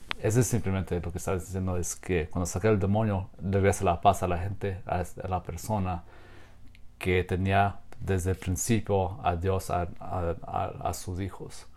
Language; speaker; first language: Spanish; non-native, fluent; English